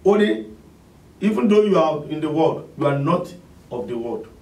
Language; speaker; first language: English; non-native, local second language; Yoruba